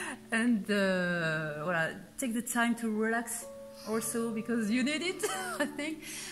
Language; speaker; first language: English; non-native, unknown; French